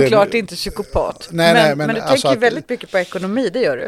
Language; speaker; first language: Swedish; native; Swedish